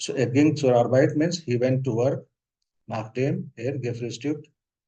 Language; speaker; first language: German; non-native, fluent; Hindi